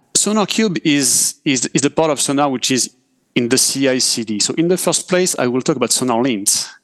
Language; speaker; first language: English; non-native, fluent; French